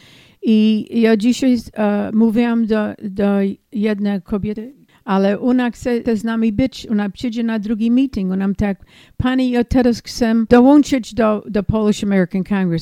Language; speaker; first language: Polish; early bilingual, heritage; English